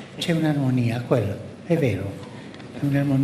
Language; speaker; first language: Italian; non-native, fluent; Spanish